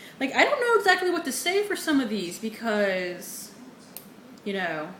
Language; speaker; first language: English; native; English